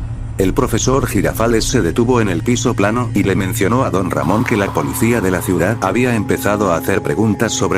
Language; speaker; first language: Spanish; native; Spanish